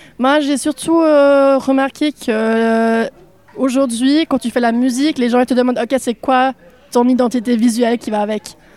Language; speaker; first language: French; non-native, local second language; Swiss German